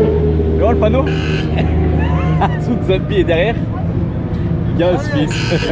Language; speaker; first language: French; native; French